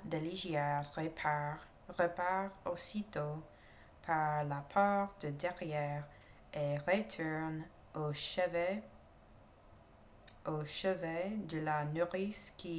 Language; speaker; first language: French; non-native, learner; English